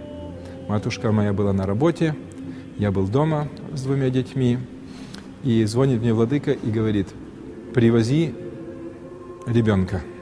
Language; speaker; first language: Russian; native; Russian